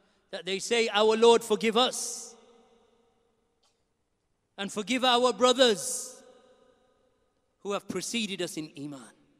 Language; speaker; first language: English; native; English